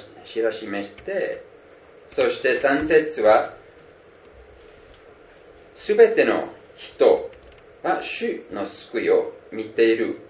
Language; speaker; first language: Japanese; non-native, fluent; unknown